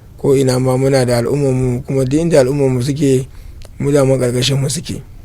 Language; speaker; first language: Hausa; non-native, local second language; Tamasheq